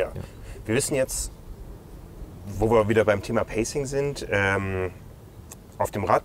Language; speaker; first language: German; native; German